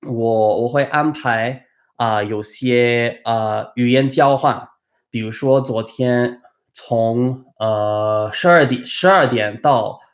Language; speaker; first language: Chinese; non-native, fluent; English